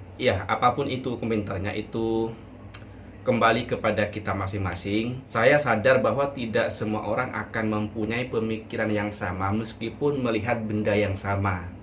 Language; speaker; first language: Indonesian; non-native, local second language; Madurese